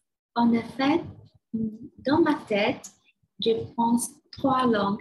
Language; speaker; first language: French; non-native, learner; Chinese